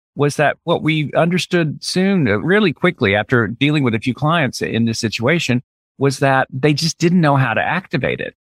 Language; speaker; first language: English; native; English